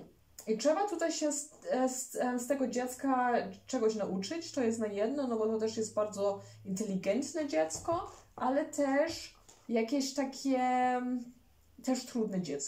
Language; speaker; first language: Polish; early bilingual, heritage; German